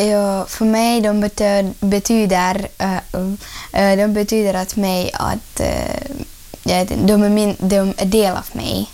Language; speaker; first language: Swedish; non-native, learner; Russian